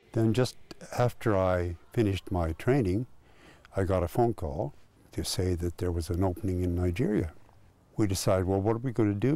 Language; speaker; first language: English; native; English